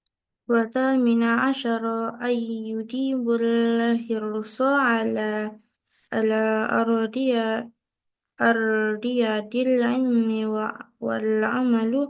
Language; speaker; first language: Arabic; non-native, learner; Indonesian